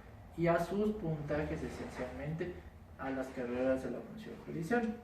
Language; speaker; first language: Spanish; native; Spanish